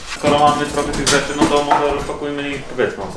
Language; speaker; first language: Polish; native; Polish